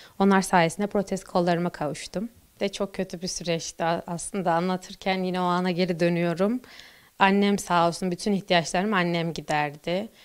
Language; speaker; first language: Turkish; native; Turkish